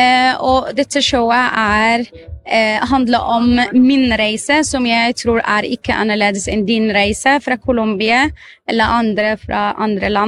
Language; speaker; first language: Norwegian; non-native, learner; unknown